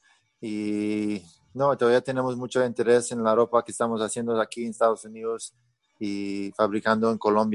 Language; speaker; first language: Spanish; early bilingual, heritage; Spanish